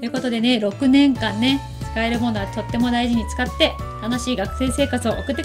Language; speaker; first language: Japanese; native; Japanese